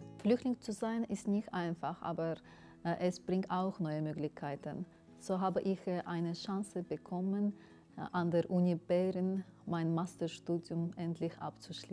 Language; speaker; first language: German; non-native, fluent; Azerbaijani